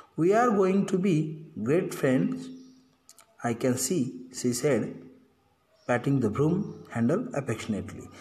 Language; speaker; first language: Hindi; non-native, local second language; Marathi